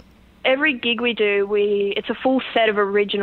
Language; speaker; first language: English; native; English